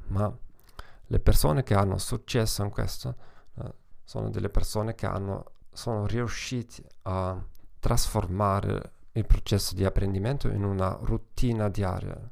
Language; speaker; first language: Italian; non-native, learner; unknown